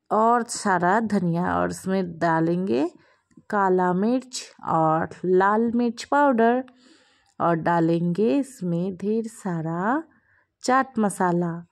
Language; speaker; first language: Hindi; non-native, local second language; Bangla